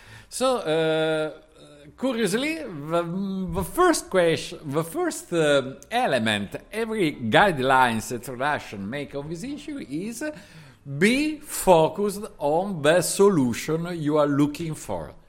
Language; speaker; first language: English; non-native, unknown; Italian